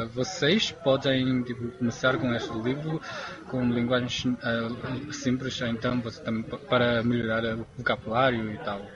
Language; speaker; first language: Portuguese; non-native, fluent; Chinese